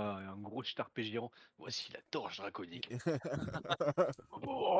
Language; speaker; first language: French; native; French